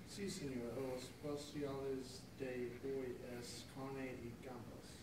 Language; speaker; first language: Spanish; non-native, learner; English